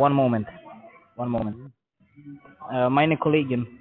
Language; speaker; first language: German; non-native, learner; English